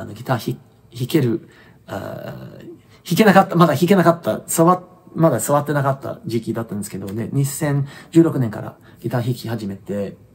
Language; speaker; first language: Japanese; non-native, fluent; English